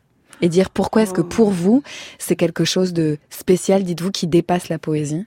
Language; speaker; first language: French; native; French